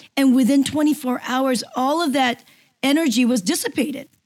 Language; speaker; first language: English; non-native, fluent; Korean